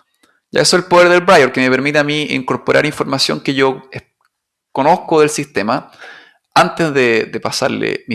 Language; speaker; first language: Spanish; native; Spanish